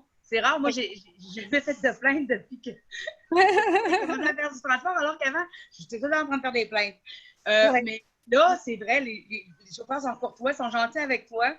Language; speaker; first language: French; native; French